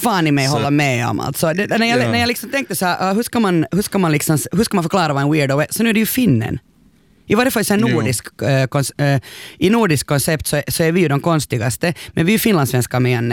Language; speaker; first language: Swedish; native; Swedish